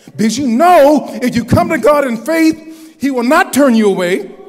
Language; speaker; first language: English; native; English